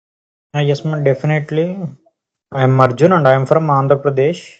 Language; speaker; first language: English; non-native, learner; Telugu